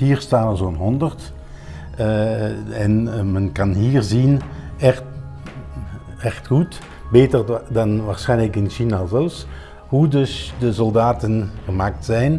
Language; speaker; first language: Dutch; non-native, local second language; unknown